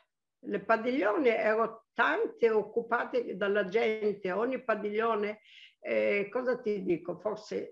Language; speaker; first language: Italian; non-native, local second language; Arabic